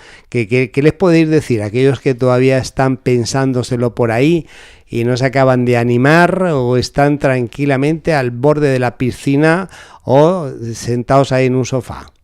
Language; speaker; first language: Spanish; native; Spanish